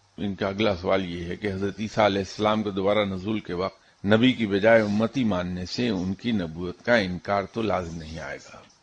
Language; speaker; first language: Urdu; non-native, local second language; Punjabi